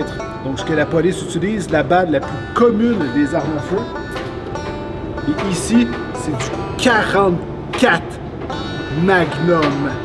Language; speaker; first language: French; native; French